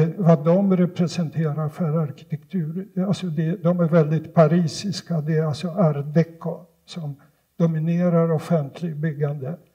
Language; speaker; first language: Swedish; non-native, fluent; Polish